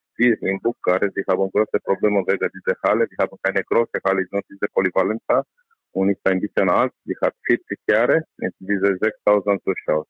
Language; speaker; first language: German; non-native, learner; Romanian